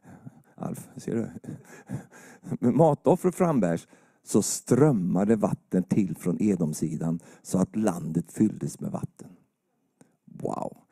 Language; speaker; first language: Swedish; native; Swedish